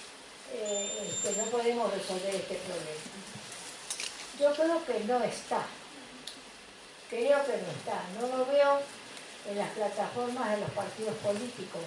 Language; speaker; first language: Spanish; native; Spanish